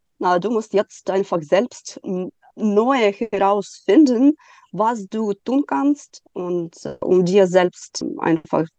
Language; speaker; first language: German; non-native, fluent; Ukrainian